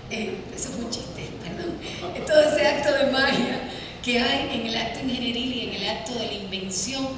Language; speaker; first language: Spanish; native; Spanish